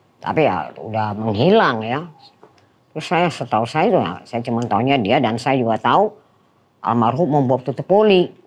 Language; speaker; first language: Indonesian; non-native, fluent; Dutch